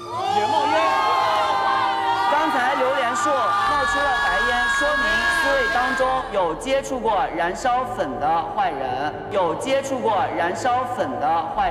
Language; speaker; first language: Chinese; native; Chinese